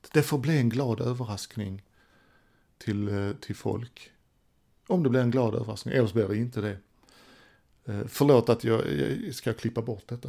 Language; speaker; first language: Swedish; native; Swedish